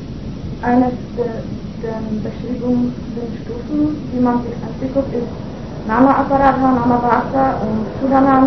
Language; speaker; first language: German; non-native, fluent; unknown